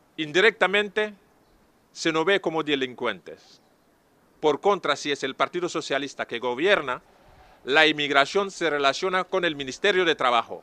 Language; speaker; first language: Spanish; non-native, fluent; Serer